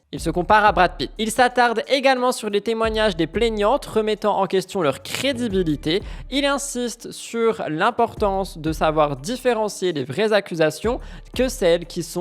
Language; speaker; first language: French; native; French